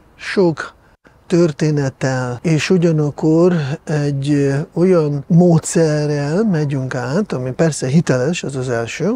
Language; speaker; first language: Hungarian; non-native, fluent; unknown